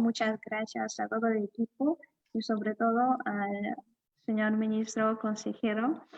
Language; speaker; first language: Spanish; non-native, fluent; Russian